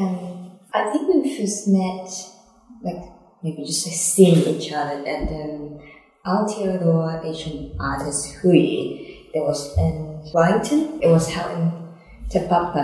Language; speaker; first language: English; non-native, local second language; Cantonese